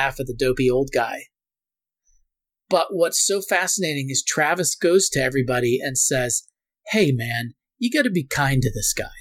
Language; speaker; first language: English; native; English